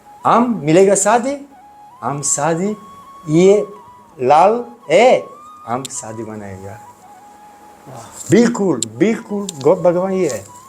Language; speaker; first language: Hindi; non-native, learner; Italian